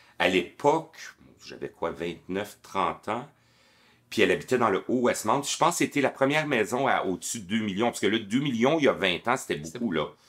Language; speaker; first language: French; native; French